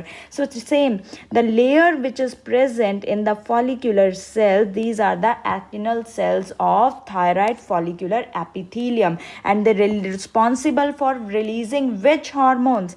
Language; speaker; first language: English; non-native, local second language; Hindi